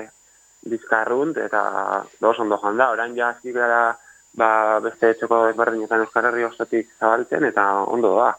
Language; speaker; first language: Basque; native; Basque